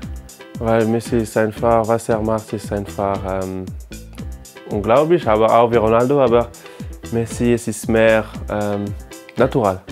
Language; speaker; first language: German; non-native, learner; French